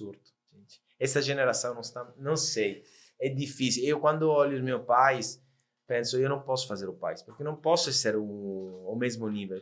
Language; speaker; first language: Portuguese; non-native, fluent; Italian